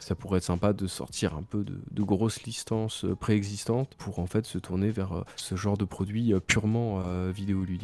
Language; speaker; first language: French; native; French